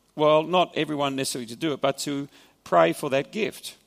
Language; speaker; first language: English; native; English